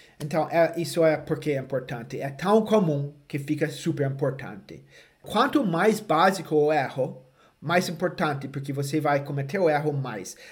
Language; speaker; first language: Portuguese; non-native, fluent; English